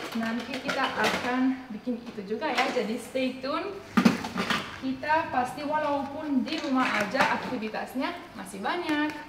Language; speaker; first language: Indonesian; non-native, fluent; Romanian